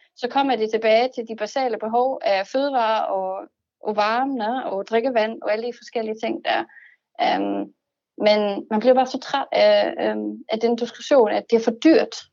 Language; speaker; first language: Danish; non-native, fluent; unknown